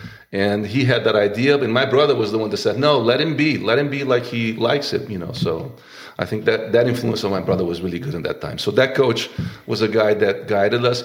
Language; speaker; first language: English; non-native, fluent; Portuguese